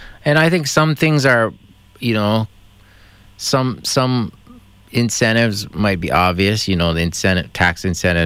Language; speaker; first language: English; non-native, local second language; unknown